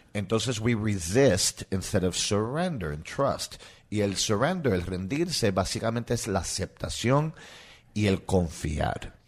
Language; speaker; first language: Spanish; non-native, local second language; English